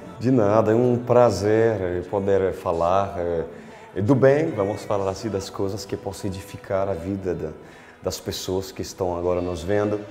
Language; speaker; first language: Portuguese; non-native, fluent; French